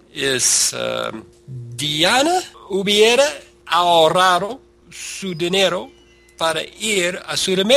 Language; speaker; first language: Spanish; non-native, learner; English